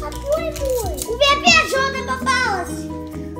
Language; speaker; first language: Russian; early bilingual, heritage; Russian